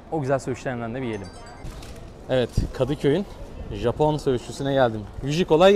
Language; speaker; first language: Turkish; native; Turkish